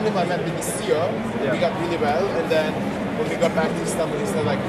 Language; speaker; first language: English; non-native, fluent; Turkish